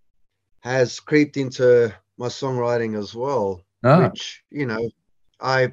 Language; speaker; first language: English; native; English